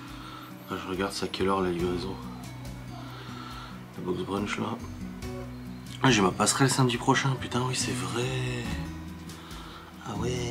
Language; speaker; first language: French; native; French